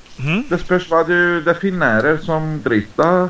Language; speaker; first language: Norwegian; non-native, fluent; Greek